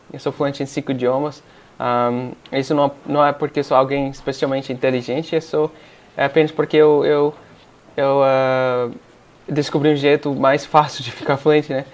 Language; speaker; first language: Portuguese; non-native, fluent; English